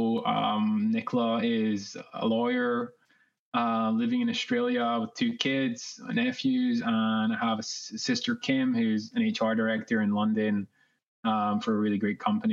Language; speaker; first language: English; native; English